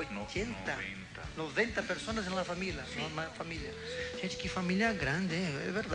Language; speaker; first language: Spanish; non-native, learner; Portuguese